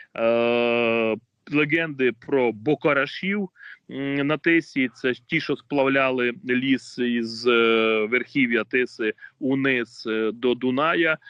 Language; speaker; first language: Ukrainian; native; Ukrainian